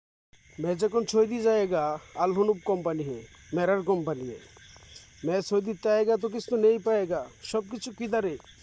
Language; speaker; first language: Hindi; non-native, learner; Bangla